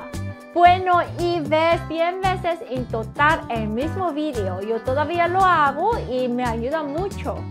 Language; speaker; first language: Spanish; non-native, fluent; Korean